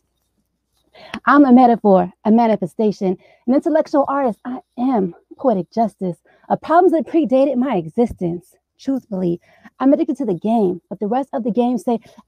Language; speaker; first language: English; native; English